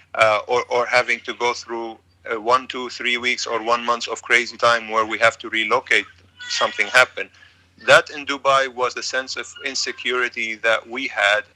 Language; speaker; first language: English; non-native, fluent; Arabic